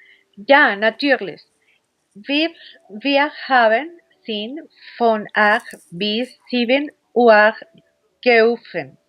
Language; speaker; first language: German; non-native, learner; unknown